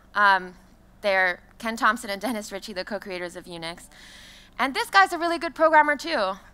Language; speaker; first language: English; non-native, fluent; French